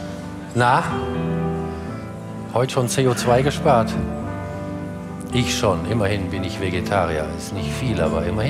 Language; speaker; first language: German; native; German